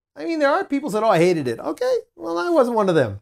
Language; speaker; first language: English; native; English